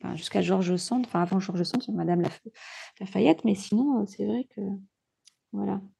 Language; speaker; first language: French; native; French